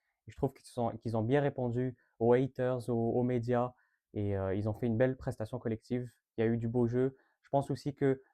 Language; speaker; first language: French; native; French